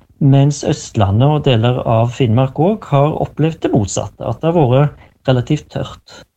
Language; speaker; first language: Norwegian; native; Norwegian